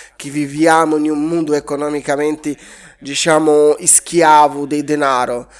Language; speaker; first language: Italian; non-native, fluent; Portuguese